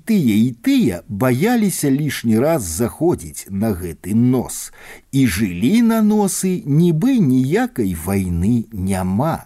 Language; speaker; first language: Belarusian; native; Belarusian